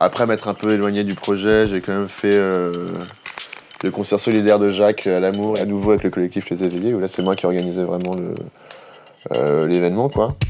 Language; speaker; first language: French; native; French